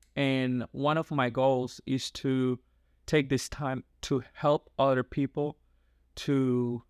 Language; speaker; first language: English; non-native, fluent; Spanish